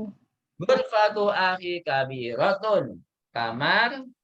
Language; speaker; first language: Arabic; non-native, fluent; Indonesian